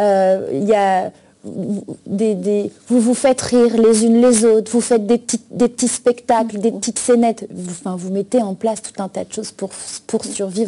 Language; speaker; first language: French; native; French